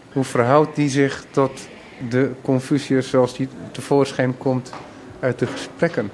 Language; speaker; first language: Dutch; native; Dutch